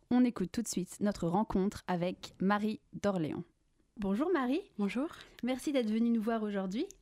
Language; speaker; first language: French; native; French